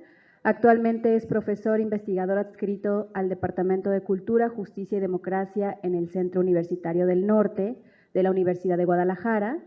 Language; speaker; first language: Spanish; native; Spanish